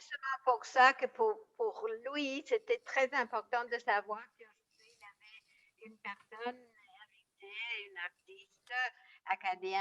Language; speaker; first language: French; non-native, fluent; Spanish